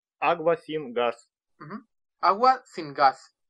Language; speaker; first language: Spanish; non-native, fluent; Russian